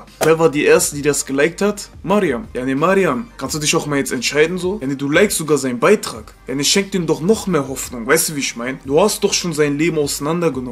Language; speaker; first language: German; native; German